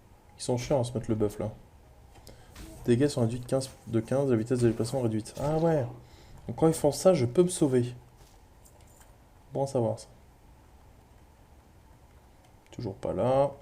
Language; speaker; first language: French; native; French